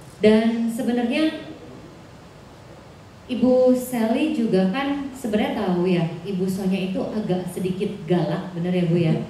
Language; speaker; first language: Indonesian; native; Indonesian